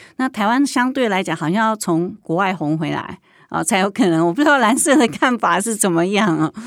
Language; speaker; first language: Chinese; native; Chinese